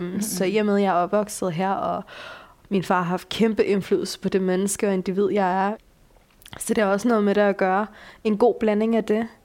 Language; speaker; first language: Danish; early bilingual, other home language; Bulgarian